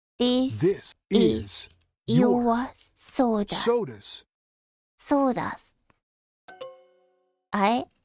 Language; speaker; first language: English; non-native, learner; Japanese